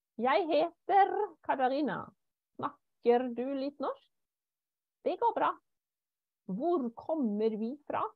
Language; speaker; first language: Norwegian; non-native, fluent; German